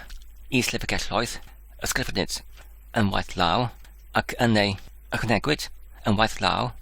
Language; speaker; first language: Welsh; non-native, learner; English